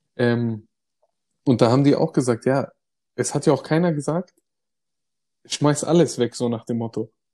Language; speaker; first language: German; early bilingual, other home language; Greek